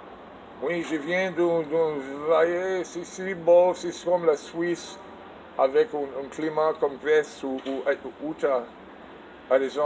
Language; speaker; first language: French; non-native, learner; English